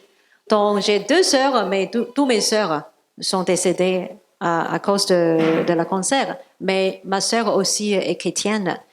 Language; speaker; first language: French; non-native, learner; Cantonese